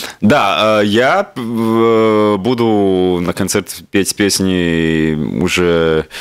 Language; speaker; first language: Russian; non-native, local second language; Latvian